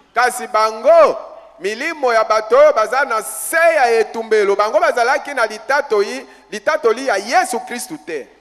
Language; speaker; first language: Lingala; native; Lingala